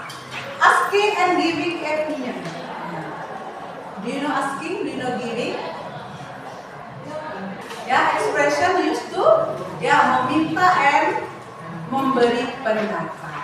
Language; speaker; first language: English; non-native, fluent; Indonesian